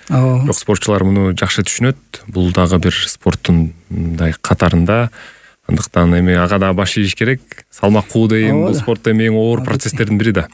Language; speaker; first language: Kyrgyz; native; Kyrgyz